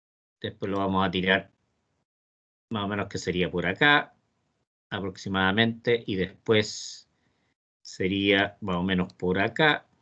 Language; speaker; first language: Spanish; native; Spanish